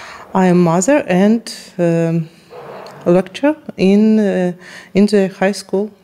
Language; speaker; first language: English; non-native, learner; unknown